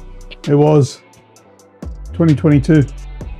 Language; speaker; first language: English; native; English